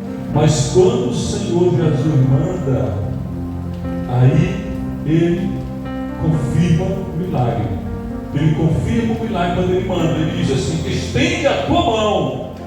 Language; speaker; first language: Portuguese; native; Portuguese